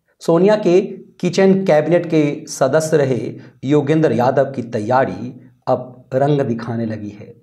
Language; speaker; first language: Hindi; native; Hindi